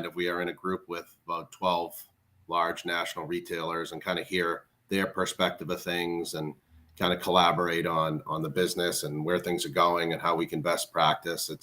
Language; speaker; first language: English; native; English